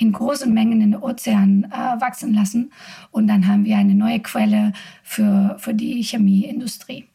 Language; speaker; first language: German; non-native, fluent; Spanish